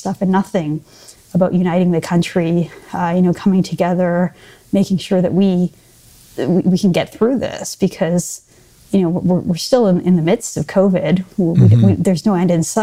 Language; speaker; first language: English; native; English